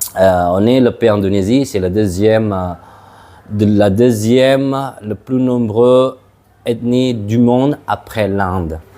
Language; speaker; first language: French; non-native, fluent; Madurese